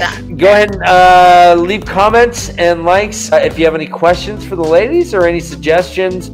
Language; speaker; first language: English; native; English